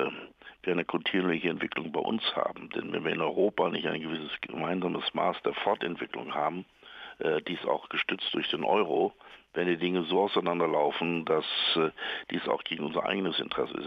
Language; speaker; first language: German; native; German